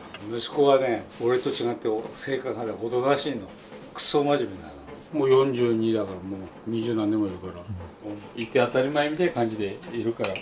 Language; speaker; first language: Japanese; native; Japanese